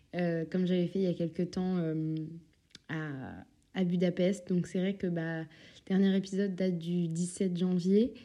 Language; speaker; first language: French; native; French